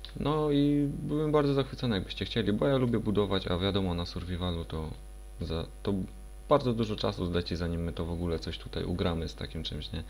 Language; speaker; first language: Polish; native; Polish